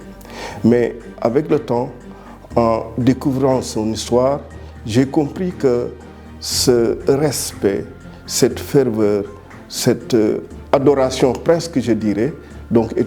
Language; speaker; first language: French; non-native, local second language; Wolof